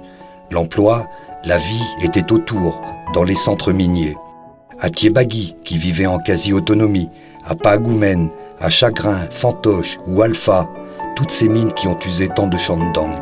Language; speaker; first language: French; native; French